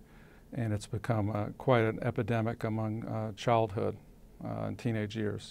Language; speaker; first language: English; native; English